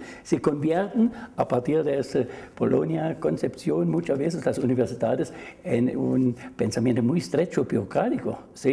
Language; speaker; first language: Spanish; non-native, fluent; German